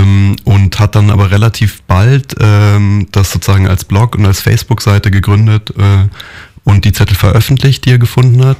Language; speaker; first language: German; native; German